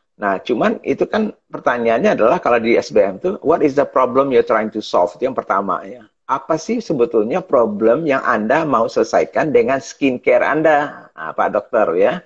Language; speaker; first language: Indonesian; native; Indonesian